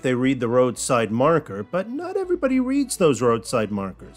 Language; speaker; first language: English; native; English